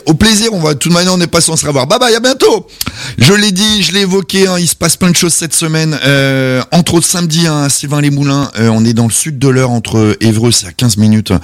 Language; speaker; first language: French; native; French